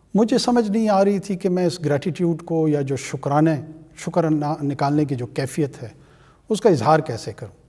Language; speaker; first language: Urdu; non-native, local second language; Pashto